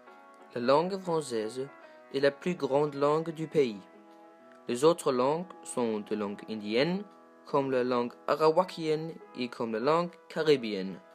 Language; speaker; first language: French; non-native, learner; Danish